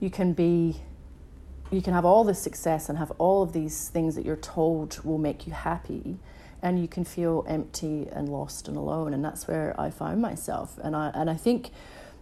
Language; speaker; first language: English; native; English